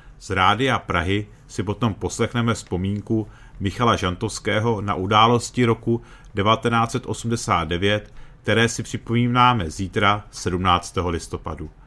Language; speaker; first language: Czech; early bilingual, heritage; Czech